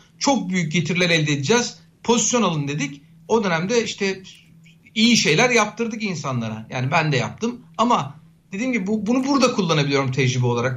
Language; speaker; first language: Turkish; native; Turkish